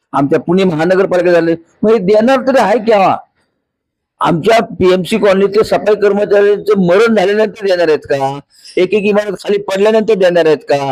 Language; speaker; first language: Marathi; native; Marathi